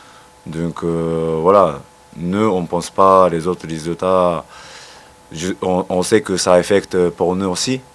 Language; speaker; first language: French; non-native, learner; Japanese